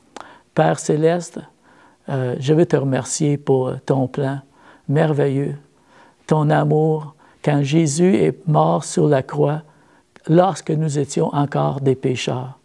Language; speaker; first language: French; native; French